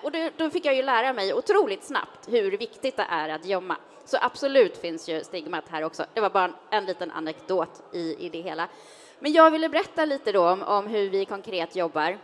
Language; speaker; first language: Swedish; native; Swedish